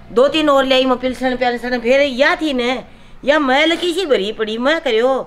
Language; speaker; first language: Hindi; native; Hindi